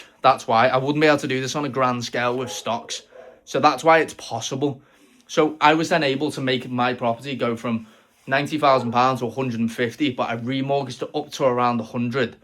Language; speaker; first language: English; native; English